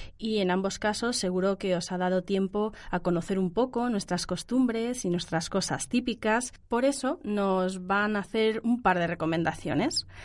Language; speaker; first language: Spanish; native; Spanish